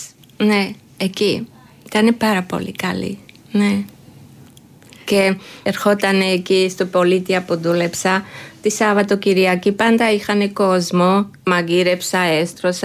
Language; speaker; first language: Greek; non-native, learner; Georgian